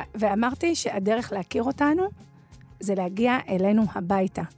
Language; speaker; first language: Hebrew; native; Hebrew